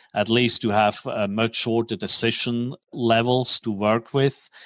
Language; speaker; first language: English; non-native, fluent; German